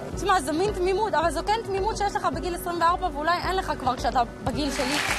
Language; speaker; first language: Hebrew; early bilingual, other home language; Russian